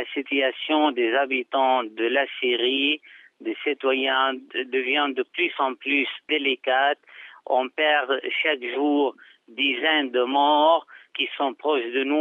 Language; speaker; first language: French; non-native, fluent; Arabic